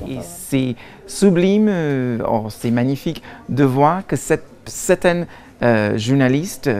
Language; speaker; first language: French; non-native, fluent; English